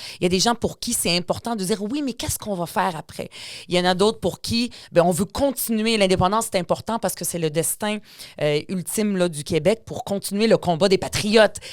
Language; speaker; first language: French; early bilingual, other home language; Arabic